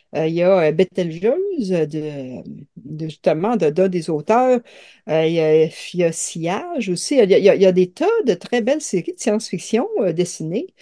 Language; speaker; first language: French; native; French